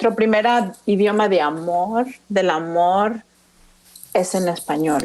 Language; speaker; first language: Spanish; early bilingual, other home language; English